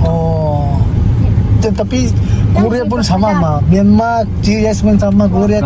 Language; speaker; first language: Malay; non-native, learner; Tedim Chin